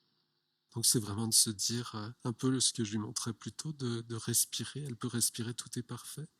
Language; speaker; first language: French; native; French